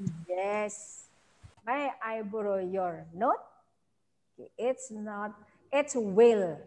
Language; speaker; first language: English; non-native, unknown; Javanese